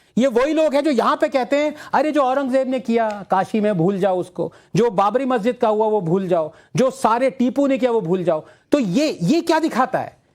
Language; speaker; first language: Hindi; non-native, local second language; Tamil